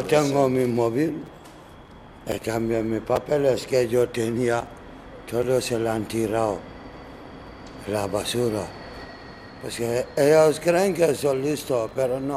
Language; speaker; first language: Spanish; non-native, learner; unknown